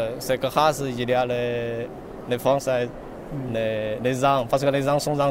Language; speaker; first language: French; non-native, learner; Chinese